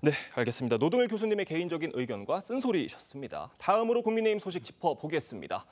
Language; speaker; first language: Korean; native; Korean